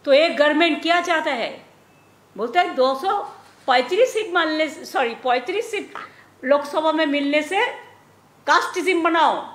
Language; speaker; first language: Hindi; non-native, local second language; Bangla